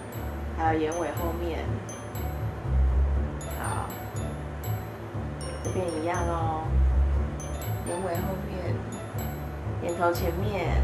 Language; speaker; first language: Chinese; native; Chinese